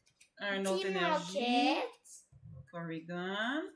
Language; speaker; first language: French; native; French